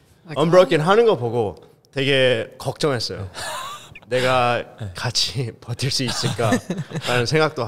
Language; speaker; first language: Korean; early bilingual, heritage; Korean